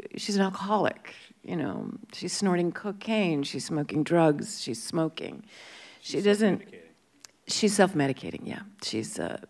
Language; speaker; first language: English; native; English